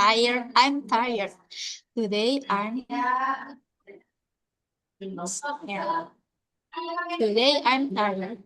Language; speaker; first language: English; non-native, learner; Indonesian